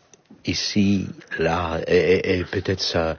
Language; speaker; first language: French; non-native, fluent; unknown